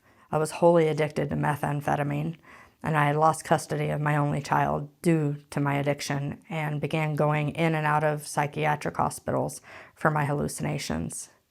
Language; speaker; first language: English; native; English